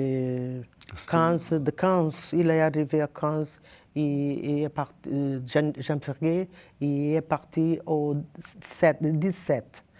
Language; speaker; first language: French; non-native, learner; Portuguese